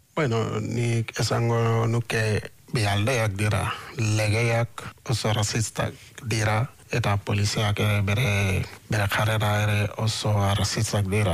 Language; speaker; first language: Basque; non-native, learner; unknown